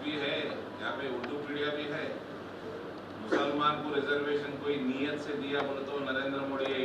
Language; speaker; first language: Hindi; non-native, local second language; Telugu